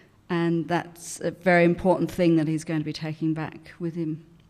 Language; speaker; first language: English; native; English